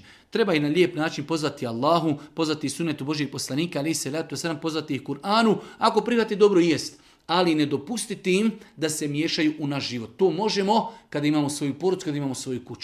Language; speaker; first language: Croatian; native; Croatian